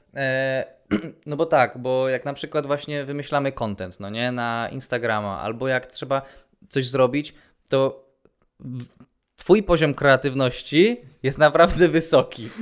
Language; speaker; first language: Polish; native; Polish